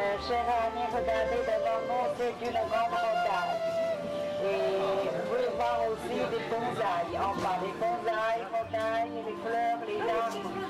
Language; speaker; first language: French; non-native, fluent; Chinese